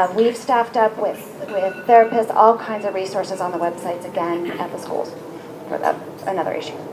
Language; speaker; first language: English; native; English